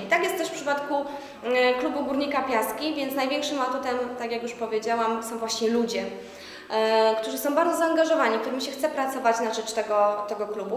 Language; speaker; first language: Polish; native; Polish